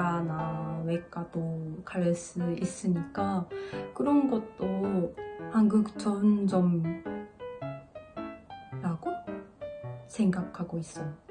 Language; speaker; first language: Korean; non-native, learner; Japanese